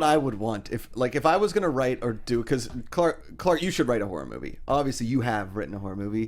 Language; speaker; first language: English; native; English